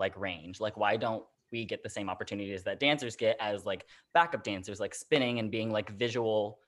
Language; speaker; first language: English; native; English